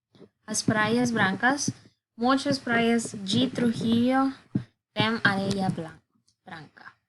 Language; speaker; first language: Portuguese; non-native, learner; Spanish